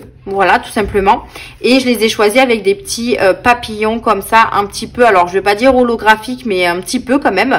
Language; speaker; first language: French; native; French